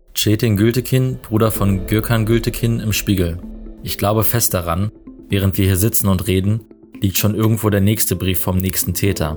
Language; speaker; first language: German; native; German